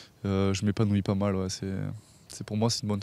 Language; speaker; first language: French; native; French